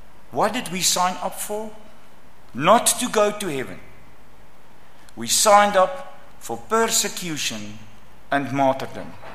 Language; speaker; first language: English; non-native, local second language; Afrikaans